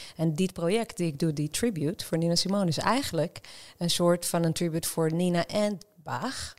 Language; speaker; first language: Dutch; non-native, fluent; Hebrew